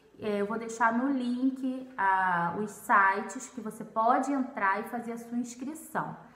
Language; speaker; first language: Portuguese; native; Portuguese